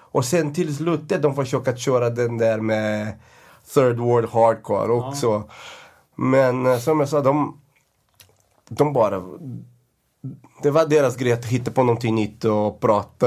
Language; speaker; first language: Swedish; non-native, fluent; Portuguese